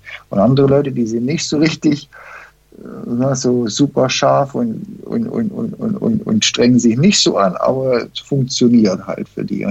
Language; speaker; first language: German; early bilingual, heritage; German